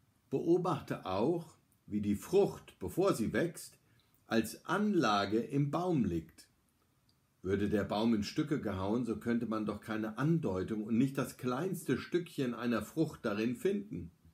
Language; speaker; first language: German; native; German